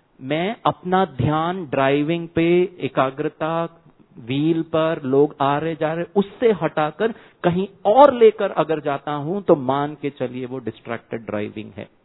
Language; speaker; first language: Hindi; non-native, local second language; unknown